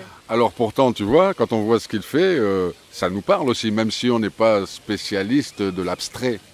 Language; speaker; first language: French; native; French